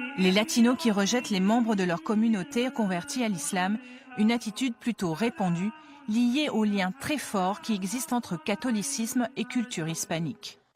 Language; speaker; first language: French; native; French